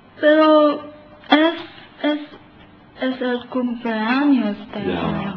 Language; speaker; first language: Spanish; non-native, learner; Chinese